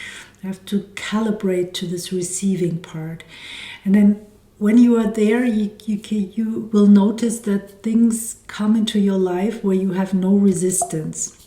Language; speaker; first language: English; non-native, fluent; German